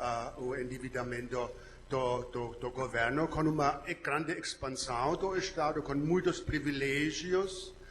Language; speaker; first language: Portuguese; non-native, learner; German